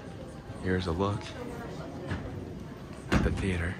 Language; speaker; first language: English; native; English